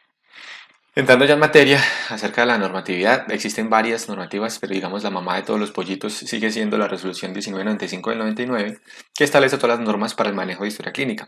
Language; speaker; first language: Spanish; native; Spanish